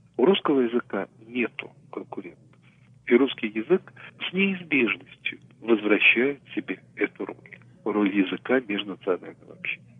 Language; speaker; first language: Russian; native; Russian